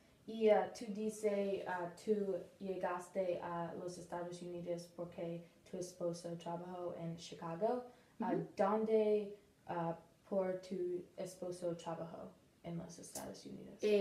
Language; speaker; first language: Spanish; non-native, learner; English